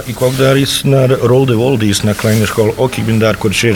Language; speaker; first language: Dutch; non-native, learner; Bosnian